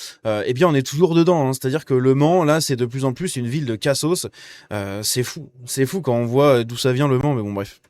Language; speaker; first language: French; native; French